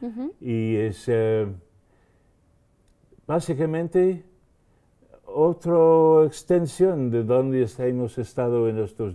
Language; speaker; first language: Spanish; non-native, fluent; English